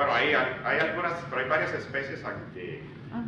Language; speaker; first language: Spanish; native; Spanish